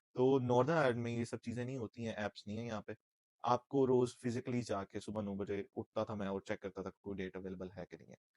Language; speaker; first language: Urdu; non-native, local second language; Punjabi